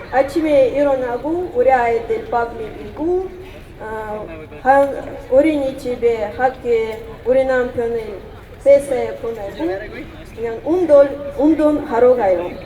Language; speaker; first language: Korean; non-native, learner; Russian